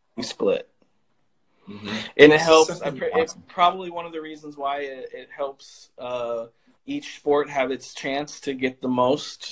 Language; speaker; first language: English; native; English